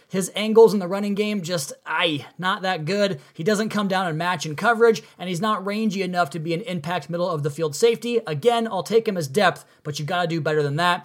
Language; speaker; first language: English; native; English